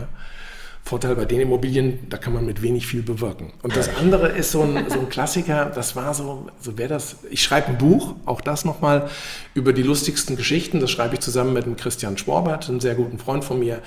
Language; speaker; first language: German; native; German